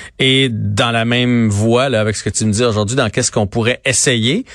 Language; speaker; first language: French; native; French